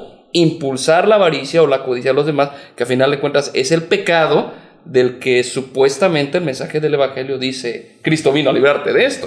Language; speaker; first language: Spanish; native; Spanish